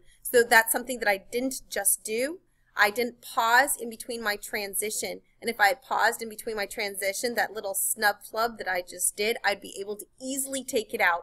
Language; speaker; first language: English; native; English